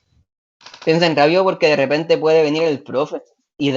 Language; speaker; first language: Spanish; native; Spanish